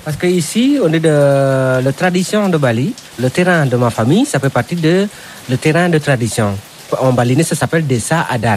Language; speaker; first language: French; non-native, learner; Indonesian